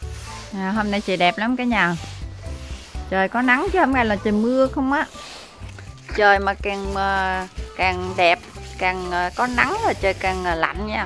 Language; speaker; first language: Vietnamese; native; Vietnamese